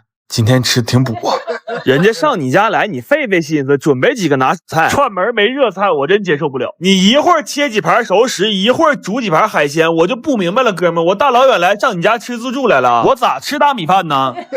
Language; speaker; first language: Chinese; native; Chinese